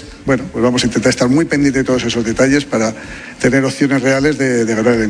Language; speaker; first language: Spanish; native; Spanish